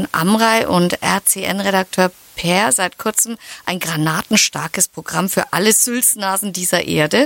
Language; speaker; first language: German; native; German